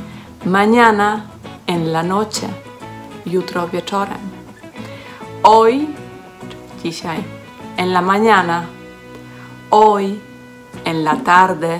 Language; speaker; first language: Spanish; non-native, fluent; Polish